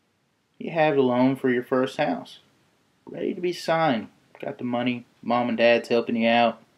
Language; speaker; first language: English; native; English